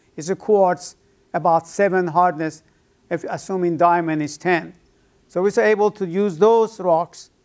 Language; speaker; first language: English; non-native, fluent; Persian